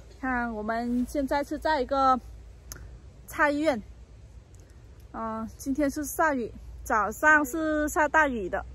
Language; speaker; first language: Chinese; non-native, fluent; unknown